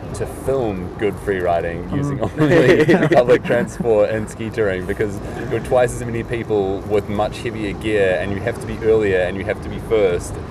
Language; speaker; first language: English; native; English